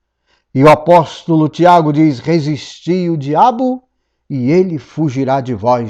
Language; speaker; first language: Portuguese; native; Portuguese